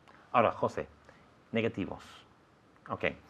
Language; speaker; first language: Spanish; non-native, fluent; English